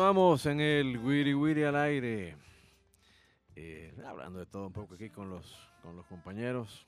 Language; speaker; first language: Spanish; native; Spanish